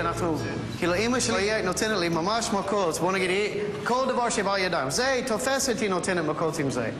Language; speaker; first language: Hebrew; non-native, local second language; English